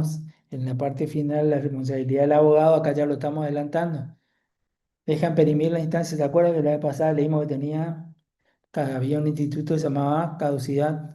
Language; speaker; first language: Spanish; native; Spanish